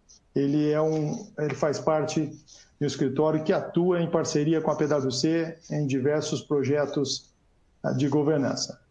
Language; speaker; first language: Portuguese; native; Portuguese